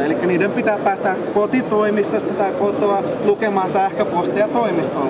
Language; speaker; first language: Finnish; native; Finnish